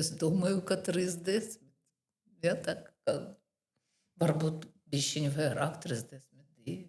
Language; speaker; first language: Latvian; non-native, learner; Russian